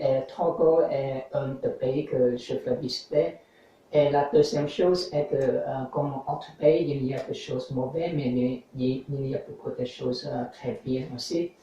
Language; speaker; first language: French; non-native, learner; English